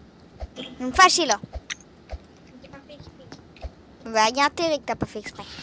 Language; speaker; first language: French; native; French